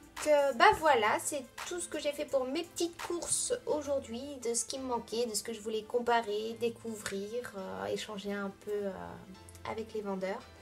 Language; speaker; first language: French; native; French